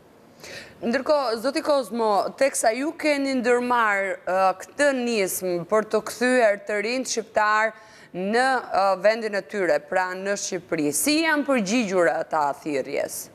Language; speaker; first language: Albanian; native; Albanian